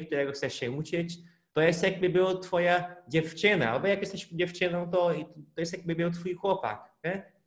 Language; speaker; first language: Polish; non-native, fluent; Portuguese